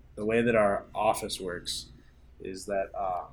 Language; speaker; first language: English; native; English